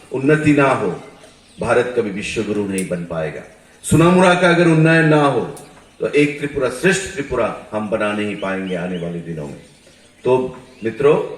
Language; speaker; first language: Hindi; non-native, local second language; Bangla